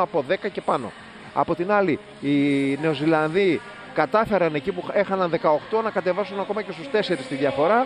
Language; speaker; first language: Greek; native; Greek